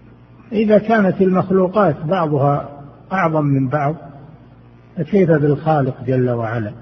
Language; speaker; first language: Arabic; native; Arabic